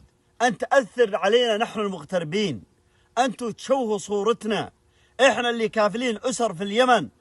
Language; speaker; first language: Arabic; native; Arabic